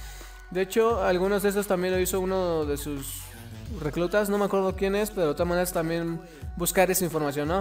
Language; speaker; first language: Spanish; native; Spanish